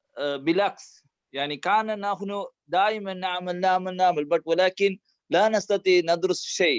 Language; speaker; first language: Arabic; non-native, learner; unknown